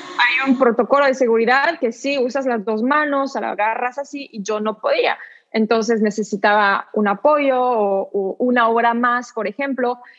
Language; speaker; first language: Spanish; non-native, fluent; French